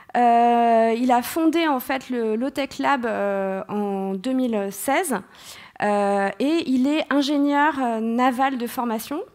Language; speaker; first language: French; native; French